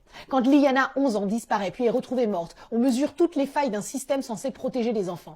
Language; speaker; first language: French; native; French